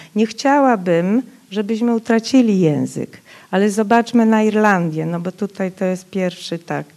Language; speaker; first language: Polish; non-native, local second language; Rusyn